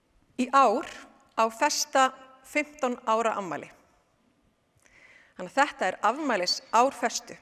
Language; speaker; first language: Icelandic; native; Icelandic